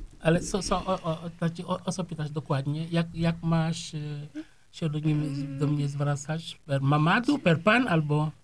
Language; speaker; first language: Polish; non-native, fluent; Serer